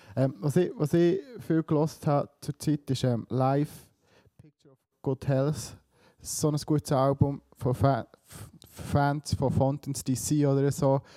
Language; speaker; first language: German; early bilingual, other home language; Swiss German